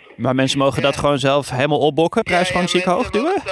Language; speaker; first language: Dutch; native; Dutch